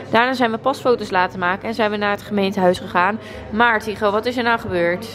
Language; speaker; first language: Dutch; native; Dutch